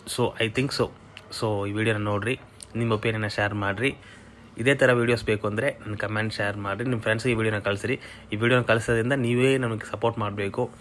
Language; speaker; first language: Kannada; non-native, fluent; Tamil